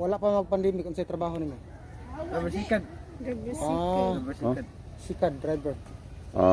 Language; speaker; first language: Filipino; non-native, learner; Korean